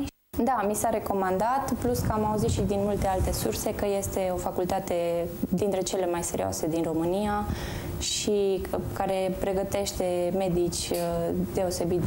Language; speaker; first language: Romanian; early bilingual, heritage; Romanian